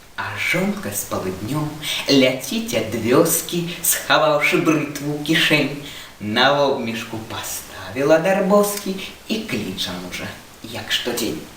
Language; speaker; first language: Belarusian; non-native, local second language; Russian